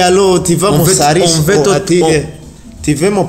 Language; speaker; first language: French; non-native, learner; Rundi